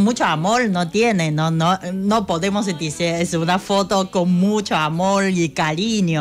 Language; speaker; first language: Spanish; non-native, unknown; Chinese